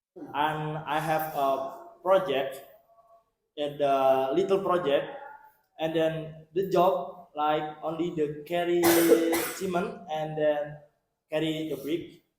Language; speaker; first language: English; non-native, learner; Indonesian